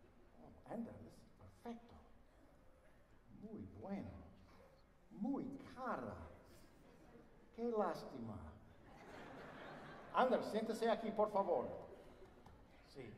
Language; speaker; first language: Spanish; non-native, learner; English